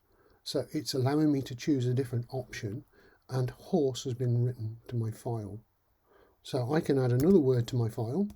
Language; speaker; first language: English; native; English